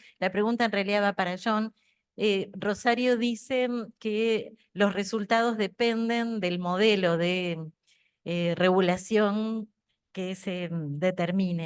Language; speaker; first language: Spanish; native; Spanish